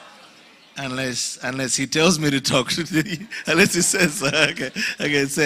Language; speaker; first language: English; non-native, local second language; Ganda